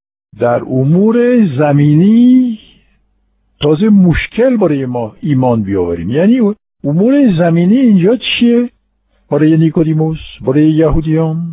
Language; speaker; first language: Persian; non-native, fluent; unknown